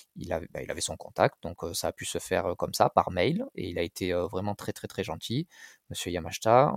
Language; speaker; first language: French; native; French